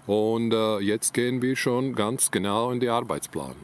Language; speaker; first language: German; non-native, learner; Latvian